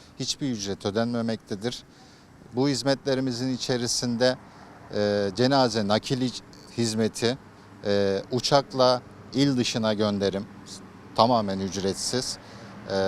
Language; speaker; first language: Turkish; native; Turkish